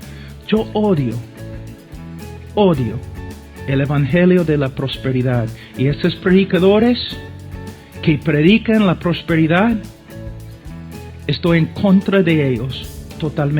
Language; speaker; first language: Spanish; non-native, fluent; English